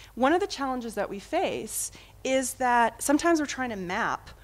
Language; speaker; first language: English; native; English